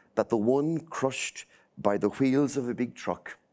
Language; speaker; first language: English; native; English